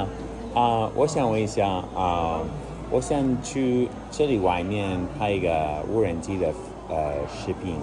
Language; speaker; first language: Chinese; non-native, learner; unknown